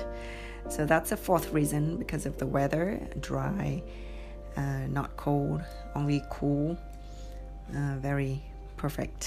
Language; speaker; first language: English; non-native, fluent; Vietnamese